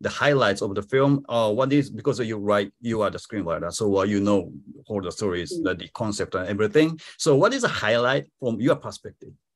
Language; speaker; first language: English; non-native, fluent; Japanese